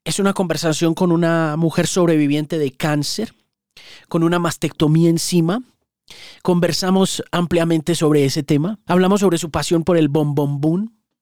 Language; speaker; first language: Spanish; native; Spanish